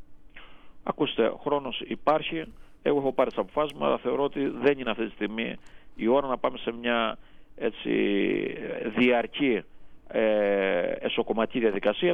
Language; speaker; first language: Greek; native; Greek